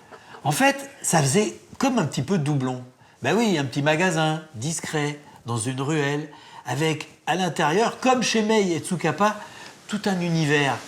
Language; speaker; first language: French; native; French